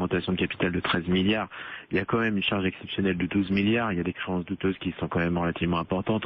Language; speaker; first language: French; native; French